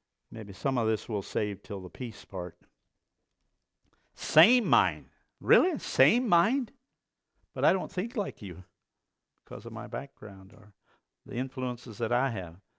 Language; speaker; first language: English; early bilingual, other home language; Pennsylvania German